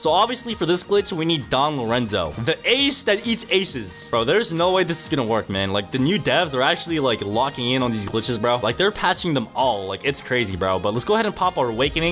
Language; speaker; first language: English; native; English